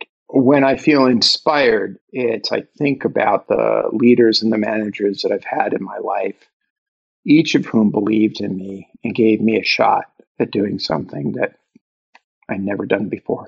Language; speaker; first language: English; native; English